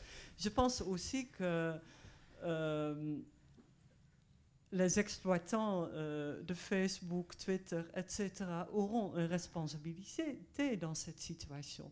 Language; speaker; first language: French; non-native, fluent; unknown